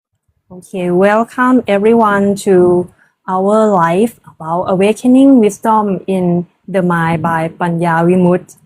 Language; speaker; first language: English; non-native, learner; Thai